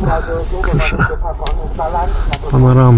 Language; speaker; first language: Russian; non-native, local second language; Kyrgyz